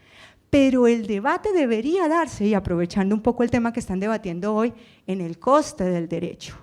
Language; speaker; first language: Spanish; native; Spanish